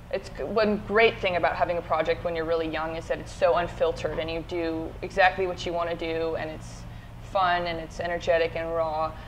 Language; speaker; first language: English; native; English